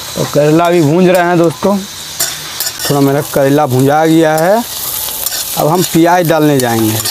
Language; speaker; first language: Hindi; native; Hindi